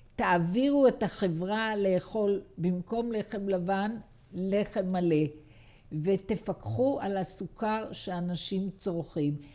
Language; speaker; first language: Hebrew; native; Hebrew